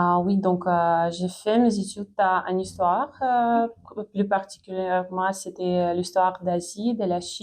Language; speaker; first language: French; non-native, fluent; Ukrainian